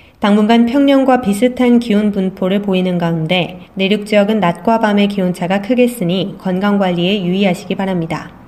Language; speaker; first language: Korean; native; Korean